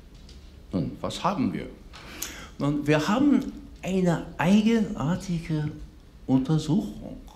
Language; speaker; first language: German; non-native, fluent; English